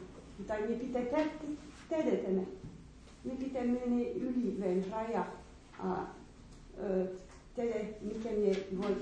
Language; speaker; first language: Finnish; non-native, learner; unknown